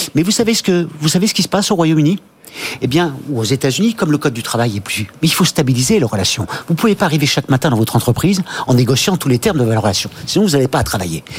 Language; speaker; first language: French; native; French